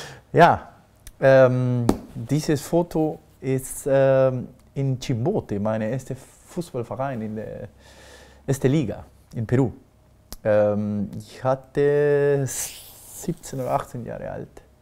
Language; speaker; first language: German; non-native, fluent; Spanish